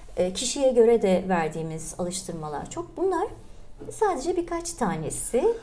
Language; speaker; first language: Turkish; native; Turkish